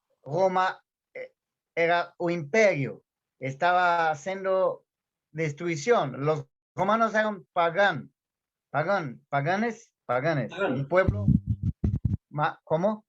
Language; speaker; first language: Spanish; non-native, fluent; Portuguese